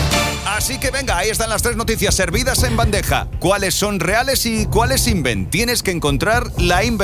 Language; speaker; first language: Spanish; native; Spanish